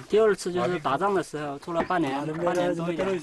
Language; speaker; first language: Chinese; native; Chinese